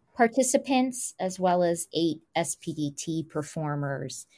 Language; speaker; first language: English; native; English